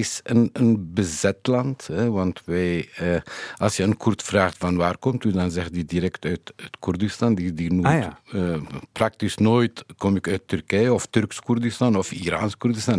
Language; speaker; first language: Dutch; non-native, fluent; Kurdish